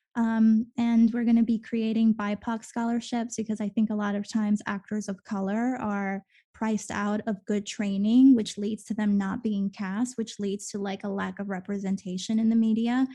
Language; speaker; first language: English; early bilingual, other home language; Spanish